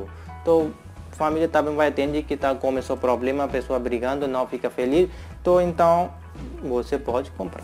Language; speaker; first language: Portuguese; non-native, learner; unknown